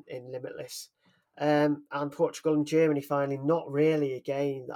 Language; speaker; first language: English; native; English